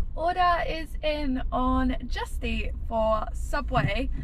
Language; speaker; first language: English; native; English